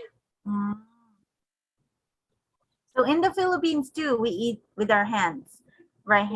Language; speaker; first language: English; non-native, local second language; Filipino